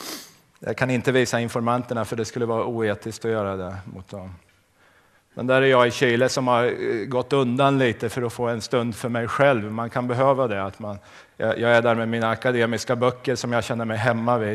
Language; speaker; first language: Swedish; native; Swedish